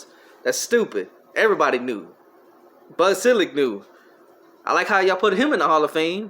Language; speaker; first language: English; native; English